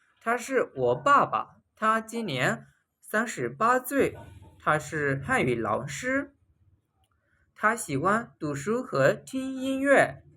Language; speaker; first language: Chinese; non-native, fluent; Burmese